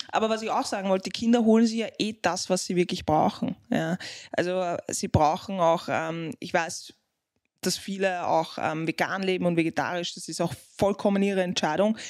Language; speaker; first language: German; native; German